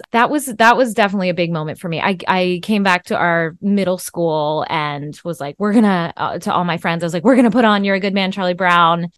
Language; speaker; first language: English; native; English